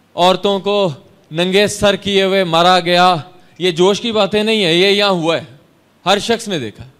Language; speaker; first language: Urdu; non-native, local second language; Punjabi